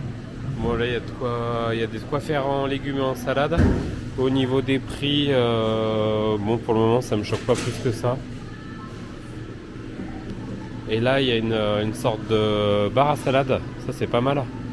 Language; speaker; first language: French; native; French